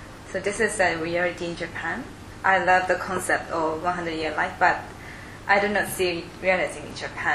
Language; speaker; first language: English; non-native, fluent; Japanese